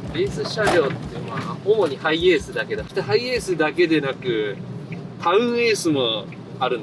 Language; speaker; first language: Japanese; native; Japanese